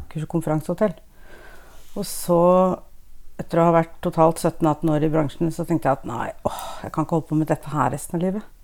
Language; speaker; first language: Norwegian; native; Norwegian